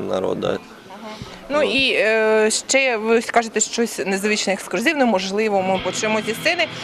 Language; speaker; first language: Ukrainian; native; Ukrainian